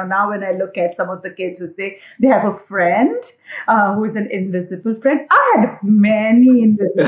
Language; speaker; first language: English; non-native, local second language; Assamese